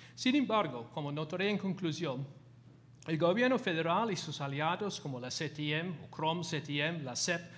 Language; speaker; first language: Spanish; non-native, fluent; English